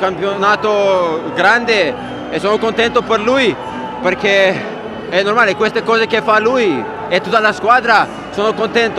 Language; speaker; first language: Italian; non-native, fluent; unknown